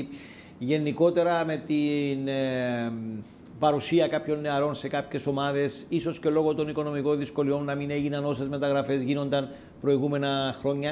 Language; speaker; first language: Greek; native; Greek